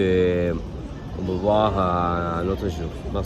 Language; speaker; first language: French; non-native, learner; Spanish